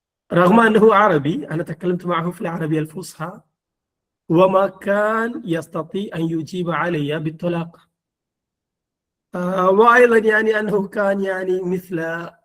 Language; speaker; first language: Arabic; non-native, fluent; Malayalam